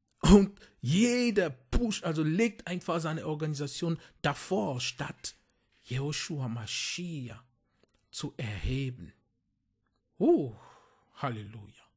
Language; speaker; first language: German; non-native, fluent; French